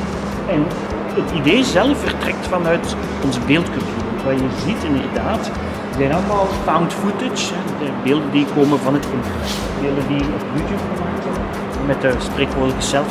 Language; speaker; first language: Dutch; native; Dutch